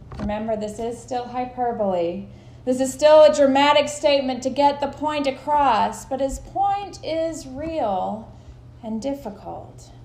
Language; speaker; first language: English; native; English